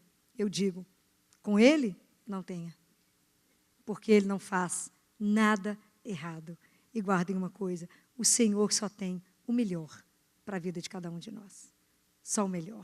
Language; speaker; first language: Portuguese; native; Portuguese